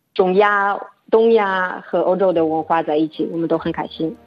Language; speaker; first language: Chinese; non-native, fluent; French